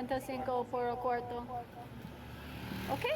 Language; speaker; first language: Spanish; non-native, learner; English